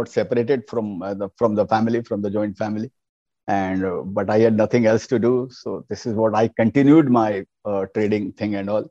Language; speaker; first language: English; non-native, local second language; Hindi